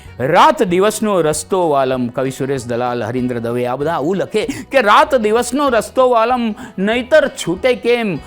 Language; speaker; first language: Gujarati; native; Gujarati